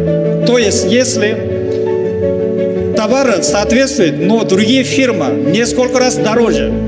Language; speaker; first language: Russian; non-native, learner; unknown